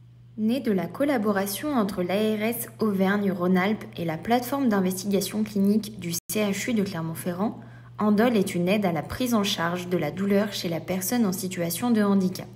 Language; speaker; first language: French; native; French